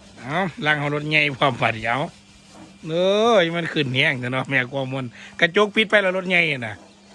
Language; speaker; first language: Thai; native; Thai